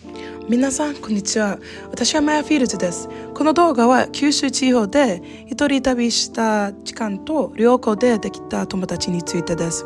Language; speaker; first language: Japanese; non-native, learner; English